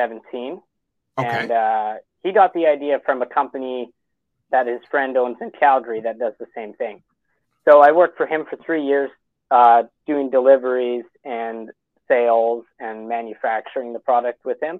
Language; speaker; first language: English; native; English